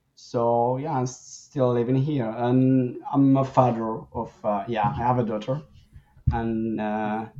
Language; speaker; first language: English; non-native, fluent; Arabic